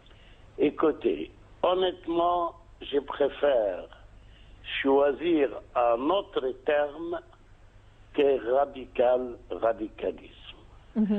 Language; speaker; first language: French; non-native, fluent; Arabic